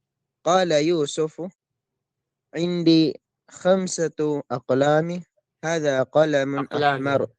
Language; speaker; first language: Arabic; non-native, learner; Filipino